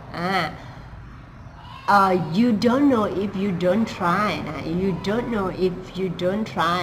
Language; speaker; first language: English; non-native, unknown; Thai